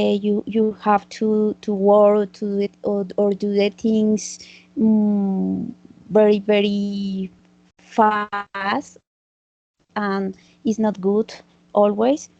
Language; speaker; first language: English; non-native, learner; Spanish